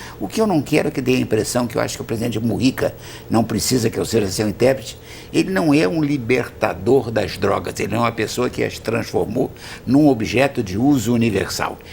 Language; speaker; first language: Portuguese; native; Portuguese